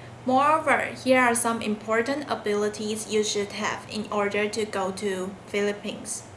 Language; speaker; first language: English; non-native, learner; Chinese